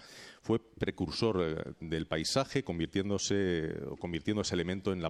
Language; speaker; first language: Spanish; native; Spanish